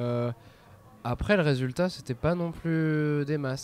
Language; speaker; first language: French; native; French